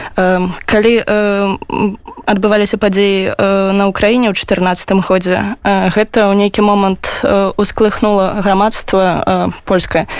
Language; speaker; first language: Belarusian; non-native, local second language; Russian